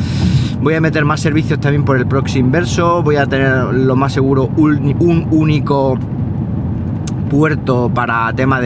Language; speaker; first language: Spanish; native; Spanish